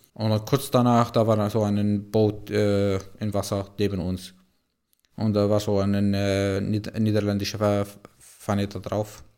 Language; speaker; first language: German; non-native, fluent; Arabic